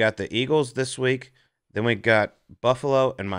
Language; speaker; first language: English; native; English